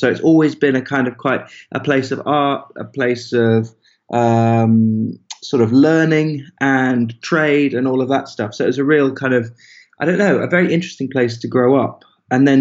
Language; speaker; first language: English; native; English